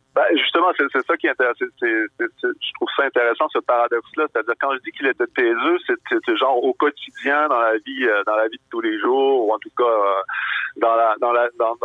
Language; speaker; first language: French; native; French